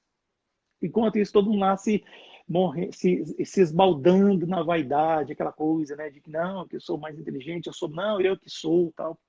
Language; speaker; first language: Portuguese; native; Portuguese